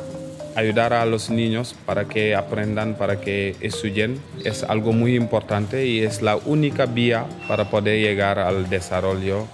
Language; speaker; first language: Spanish; non-native, fluent; Wolof